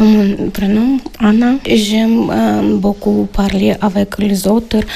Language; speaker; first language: French; non-native, learner; Ukrainian